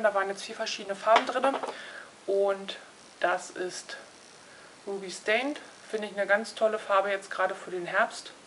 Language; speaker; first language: German; native; German